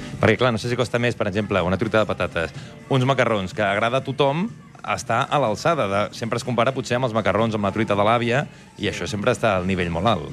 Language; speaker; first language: Catalan; native; Catalan